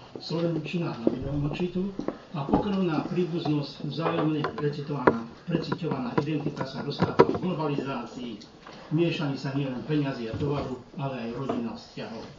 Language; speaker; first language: Slovak; early bilingual, heritage; Slovak